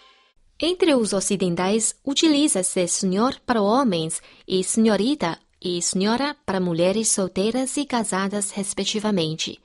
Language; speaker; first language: Portuguese; non-native, fluent; Chinese